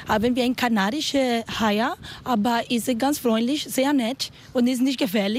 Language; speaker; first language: German; non-native, learner; Spanish